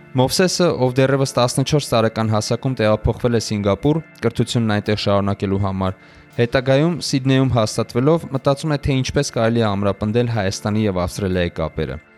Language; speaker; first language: Armenian; native; Armenian